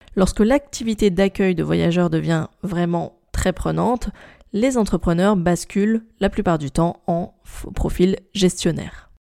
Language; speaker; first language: French; native; French